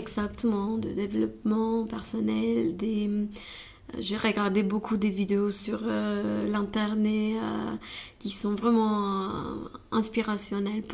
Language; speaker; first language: French; non-native, learner; Romanian